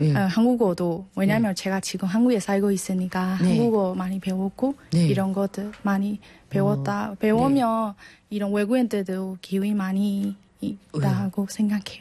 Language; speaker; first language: Korean; non-native, learner; Burmese